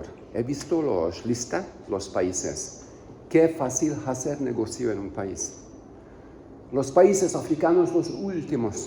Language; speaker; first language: Spanish; non-native, learner; Hungarian